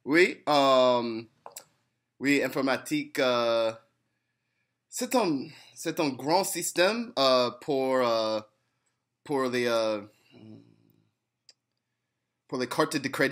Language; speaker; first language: French; non-native, learner; English